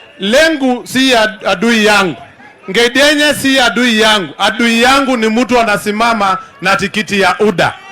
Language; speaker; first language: Swahili; non-native, local second language; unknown